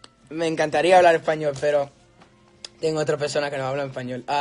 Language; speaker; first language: Spanish; early bilingual, other home language; English